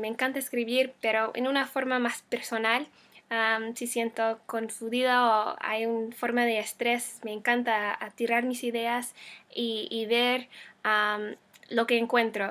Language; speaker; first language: Spanish; non-native, fluent; English